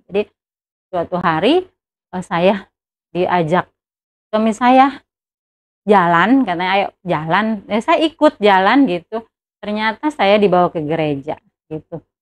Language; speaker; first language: Indonesian; non-native, local second language; Sundanese